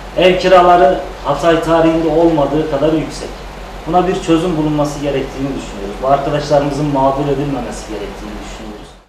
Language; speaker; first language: Turkish; native; Turkish